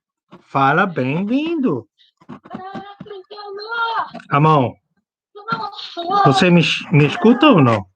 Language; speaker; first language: Portuguese; non-native, learner; English